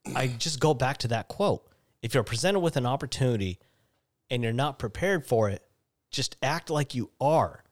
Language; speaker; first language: English; native; English